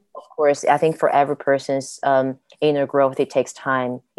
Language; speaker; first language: English; non-native, fluent; Chinese